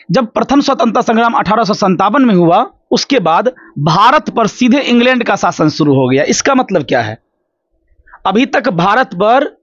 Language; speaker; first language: Hindi; native; Hindi